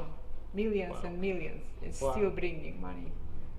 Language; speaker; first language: English; non-native, fluent; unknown